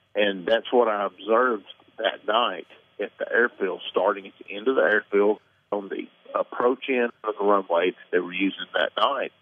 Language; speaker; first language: English; native; English